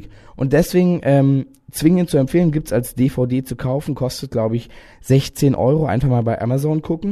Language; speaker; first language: German; native; German